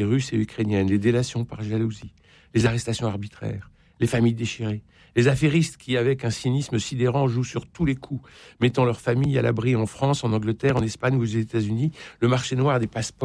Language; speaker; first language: French; native; French